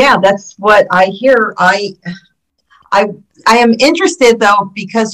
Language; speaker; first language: English; native; English